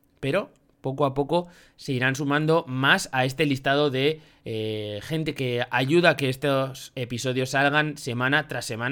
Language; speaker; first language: Spanish; native; Spanish